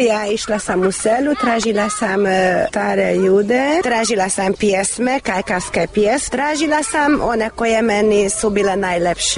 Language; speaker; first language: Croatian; non-native, local second language; Hungarian